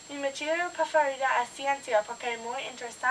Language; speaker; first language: Spanish; non-native, learner; English